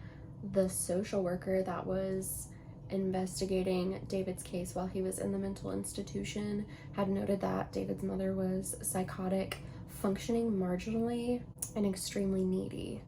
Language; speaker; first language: English; native; English